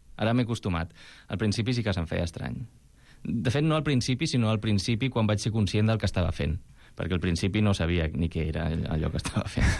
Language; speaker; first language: Catalan; non-native, local second language; Spanish